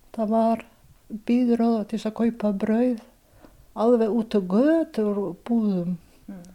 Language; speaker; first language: Icelandic; non-native, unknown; Ukrainian